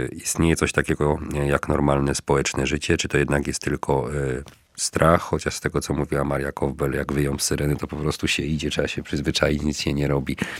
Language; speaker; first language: Polish; native; Polish